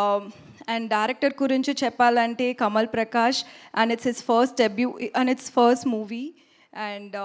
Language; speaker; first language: Telugu; non-native, local second language; Tamil